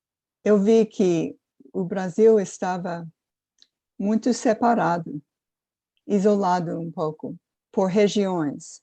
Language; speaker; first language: Portuguese; non-native, fluent; English